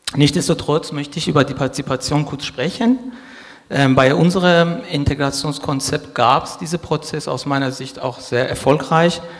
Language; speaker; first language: German; non-native, fluent; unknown